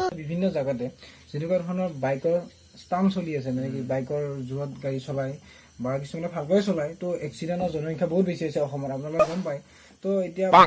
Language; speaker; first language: Assamese; native; Assamese